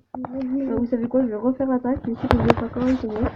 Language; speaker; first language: French; native; French